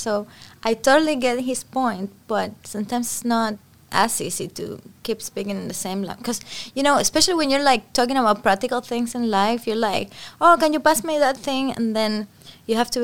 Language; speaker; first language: English; non-native, fluent; Spanish